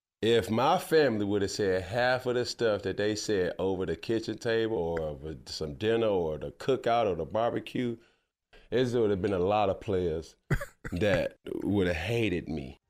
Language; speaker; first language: English; native; English